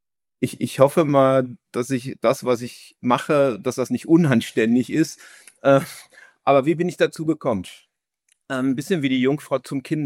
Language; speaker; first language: German; native; German